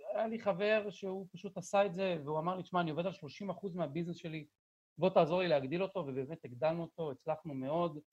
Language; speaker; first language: Hebrew; native; Hebrew